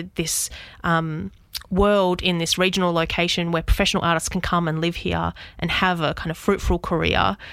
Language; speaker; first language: English; native; English